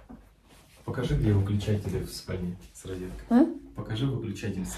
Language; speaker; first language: Russian; native; Russian